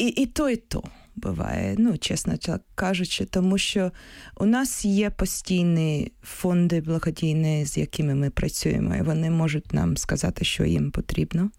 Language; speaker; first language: Ukrainian; non-native, local second language; Russian